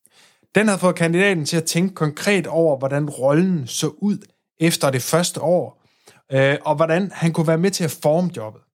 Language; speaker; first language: Danish; native; Danish